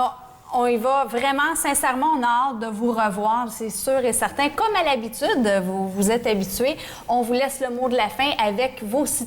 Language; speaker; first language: French; native; French